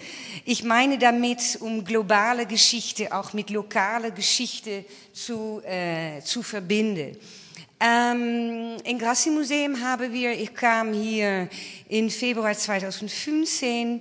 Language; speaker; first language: German; non-native, fluent; Dutch